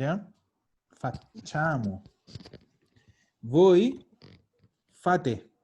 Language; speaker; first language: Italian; non-native, fluent; Spanish